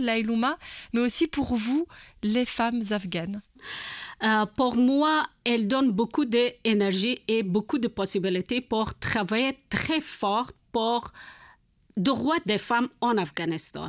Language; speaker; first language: French; non-native, learner; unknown